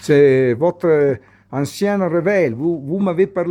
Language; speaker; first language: French; non-native, learner; Italian